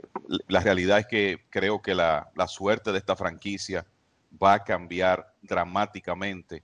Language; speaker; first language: Spanish; native; Spanish